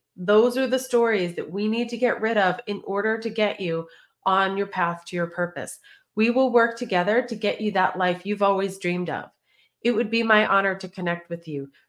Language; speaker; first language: English; native; English